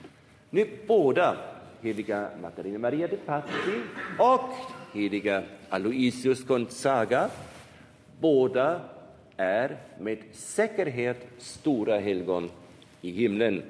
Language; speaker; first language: Swedish; non-native, fluent; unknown